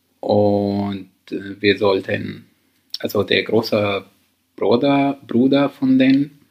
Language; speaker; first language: German; non-native, learner; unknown